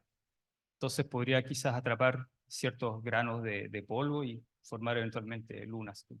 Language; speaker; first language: Spanish; native; Spanish